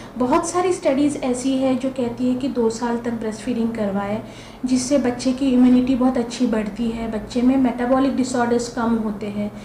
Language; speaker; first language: Hindi; non-native, local second language; Marathi